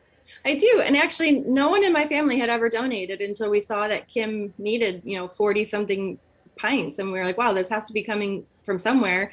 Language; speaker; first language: English; native; English